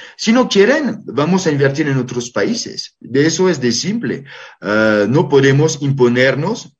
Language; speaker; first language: Spanish; non-native, fluent; French